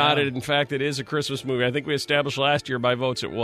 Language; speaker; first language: English; native; English